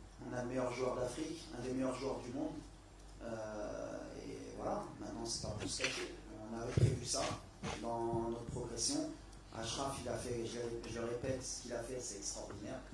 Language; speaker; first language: French; native; French